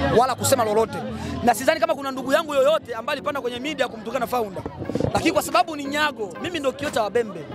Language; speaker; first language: Swahili; non-native, local second language; Bembe